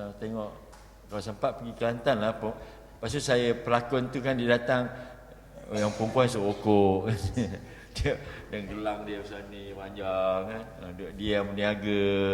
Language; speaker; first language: Malay; native; Malay